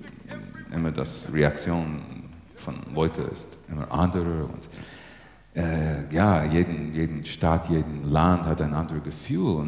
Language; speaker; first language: German; non-native, learner; English